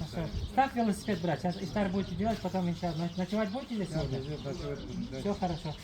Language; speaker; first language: Russian; non-native, local second language; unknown